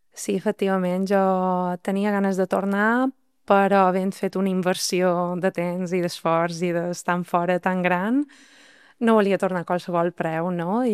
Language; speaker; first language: Catalan; native; Catalan